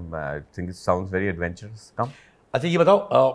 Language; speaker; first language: English; non-native, local second language; Hindi